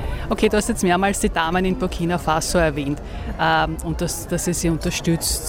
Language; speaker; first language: German; native; German